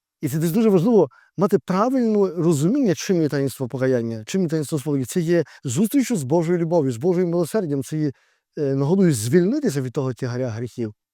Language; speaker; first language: Ukrainian; native; Ukrainian